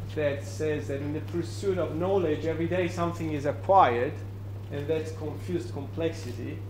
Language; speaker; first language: English; non-native, fluent; Italian